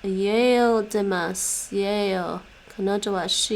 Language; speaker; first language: Japanese; non-native, learner; English